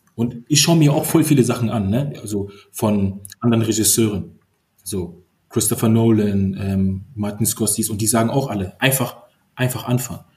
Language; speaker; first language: German; early bilingual, other home language; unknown